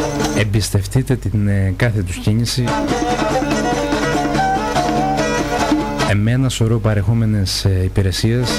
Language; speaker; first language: Greek; native; Greek